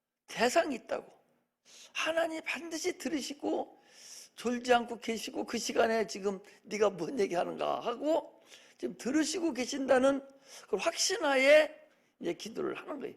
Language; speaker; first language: Korean; native; Korean